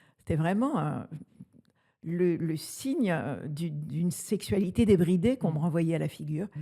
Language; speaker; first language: French; native; French